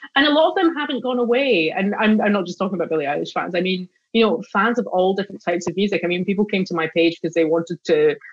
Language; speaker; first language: English; native; English